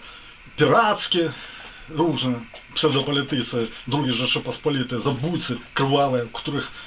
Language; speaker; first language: Polish; non-native, learner; Ukrainian